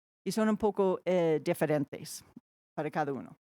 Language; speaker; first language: Spanish; non-native, fluent; English